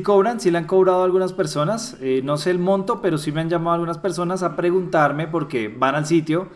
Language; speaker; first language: Spanish; native; Spanish